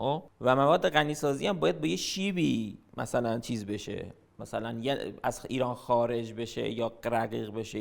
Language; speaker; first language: Persian; native; Persian